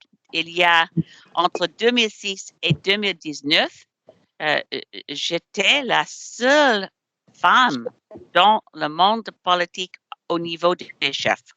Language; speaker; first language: French; non-native, learner; English